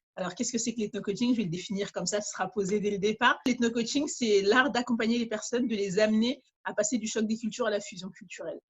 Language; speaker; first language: French; early bilingual, other home language; Bambara